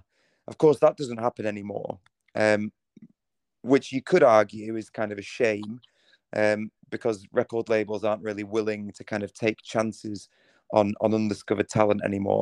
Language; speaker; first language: English; native; English